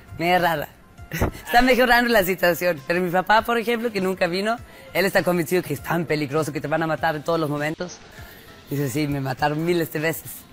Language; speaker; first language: Spanish; non-native, fluent; German